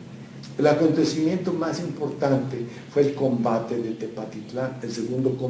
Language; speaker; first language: Spanish; native; Spanish